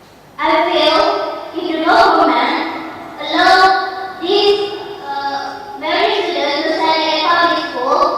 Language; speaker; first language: English; non-native, learner; Indonesian